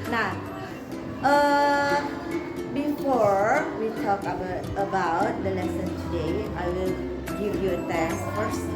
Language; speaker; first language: English; non-native, learner; Indonesian